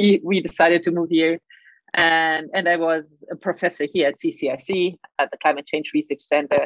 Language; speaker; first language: English; non-native, fluent; German